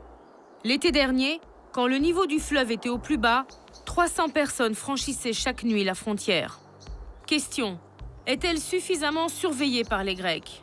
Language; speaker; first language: French; native; French